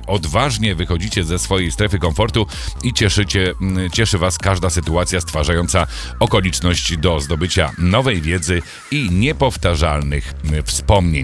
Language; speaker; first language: Polish; native; Polish